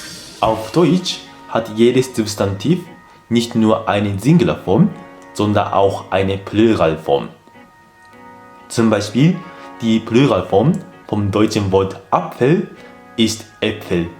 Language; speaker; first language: German; non-native, fluent; Japanese